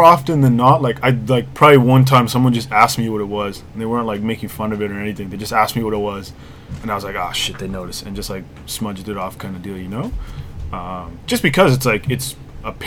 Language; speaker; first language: English; native; English